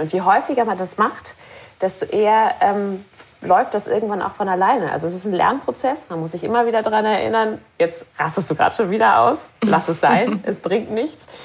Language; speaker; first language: German; native; German